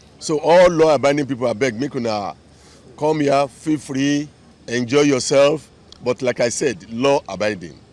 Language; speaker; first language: Nigerian Pidgin; non-native, local second language; Yoruba